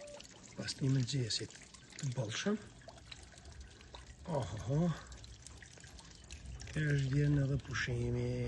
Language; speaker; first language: Albanian; native; Albanian